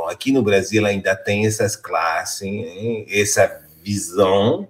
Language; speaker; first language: Portuguese; non-native, fluent; French